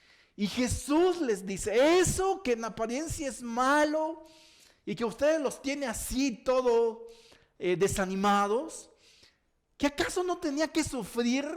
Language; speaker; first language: Spanish; native; Spanish